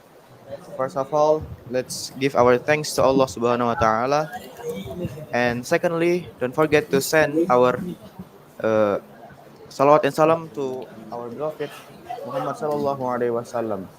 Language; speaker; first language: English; non-native, learner; Indonesian